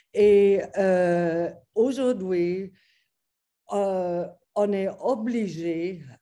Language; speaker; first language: French; non-native, fluent; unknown